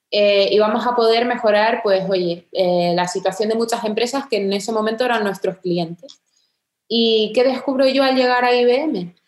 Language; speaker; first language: Spanish; native; Spanish